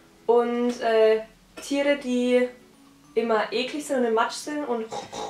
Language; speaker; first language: German; native; German